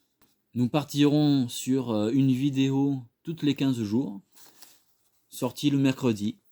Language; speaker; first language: French; native; French